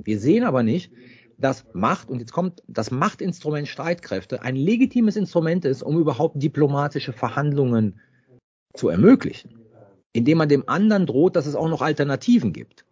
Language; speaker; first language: German; native; German